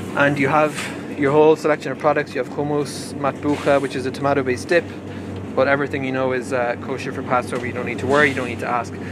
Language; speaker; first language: English; native; English